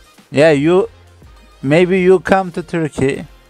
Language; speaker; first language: English; non-native, learner; Turkish